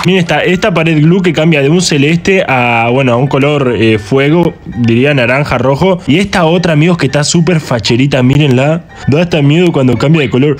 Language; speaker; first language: Spanish; native; Spanish